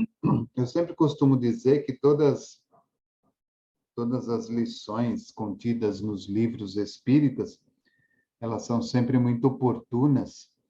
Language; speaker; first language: Portuguese; native; Portuguese